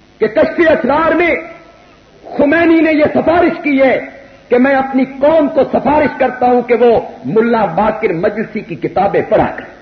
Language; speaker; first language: Urdu; non-native, local second language; Punjabi